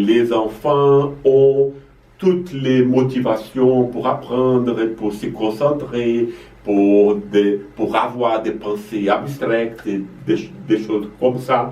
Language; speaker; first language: French; non-native, fluent; Portuguese